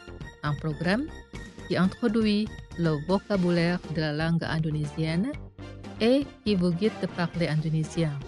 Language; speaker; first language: French; non-native, fluent; Indonesian